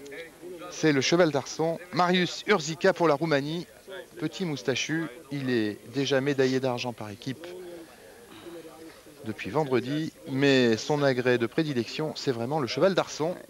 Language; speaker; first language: French; native; French